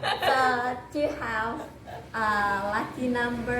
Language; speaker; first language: English; non-native, learner; Indonesian